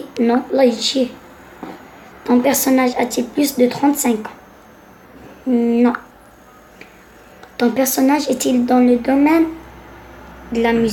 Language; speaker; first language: French; non-native, local second language; Arabic